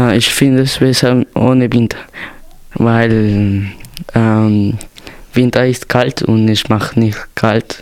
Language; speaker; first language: German; non-native, learner; Spanish